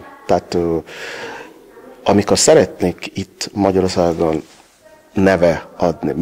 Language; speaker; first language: Hungarian; non-native, learner; Yoruba